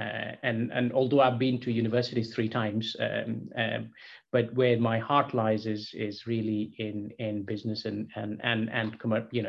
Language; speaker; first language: English; non-native, local second language; Bangla